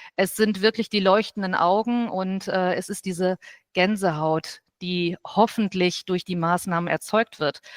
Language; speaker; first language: German; native; German